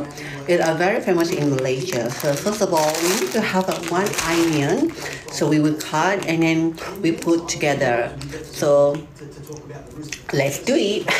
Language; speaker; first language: English; non-native, learner; Malay